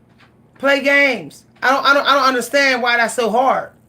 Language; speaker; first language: English; native; English